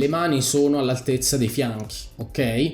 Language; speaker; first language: Italian; native; Italian